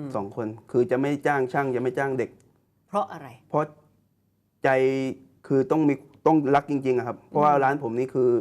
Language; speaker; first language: Thai; native; Thai